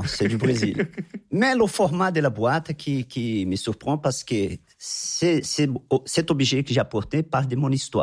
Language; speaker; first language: French; non-native, fluent; Portuguese